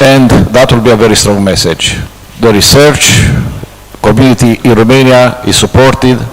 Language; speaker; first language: English; non-native, fluent; Romanian